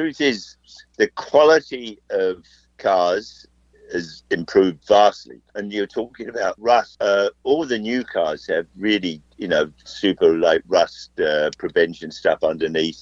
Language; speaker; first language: English; native; English